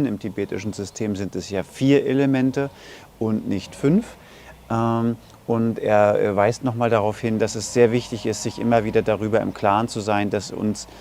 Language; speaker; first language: German; native; German